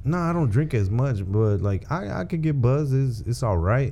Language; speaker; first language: English; early bilingual, other home language; Spanish